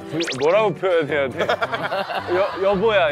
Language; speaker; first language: Korean; native; Korean